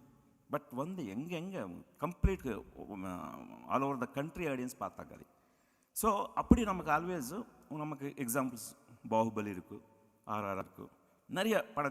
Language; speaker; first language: Tamil; non-native, local second language; Telugu